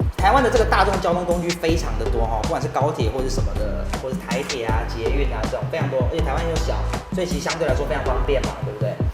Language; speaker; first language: Chinese; native; Chinese